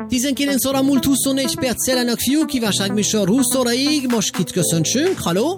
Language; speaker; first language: Hungarian; native; Hungarian